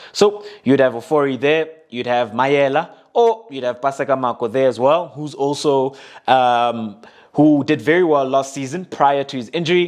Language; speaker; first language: English; non-native, local second language; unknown